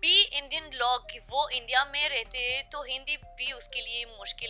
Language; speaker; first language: Hindi; non-native, learner; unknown